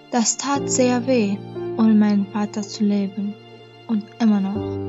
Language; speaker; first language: German; non-native, fluent; Persian